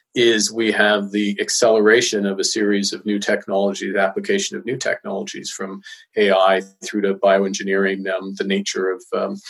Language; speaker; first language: English; native; English